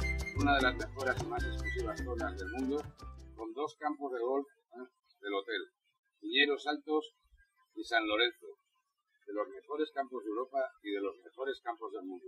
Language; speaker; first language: Spanish; native; Spanish